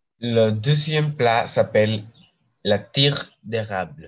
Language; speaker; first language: French; non-native, learner; English